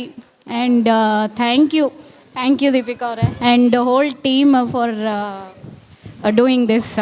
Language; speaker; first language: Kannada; non-native, local second language; Telugu